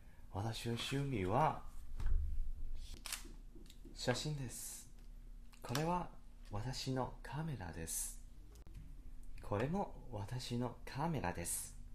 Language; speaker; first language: Japanese; non-native, learner; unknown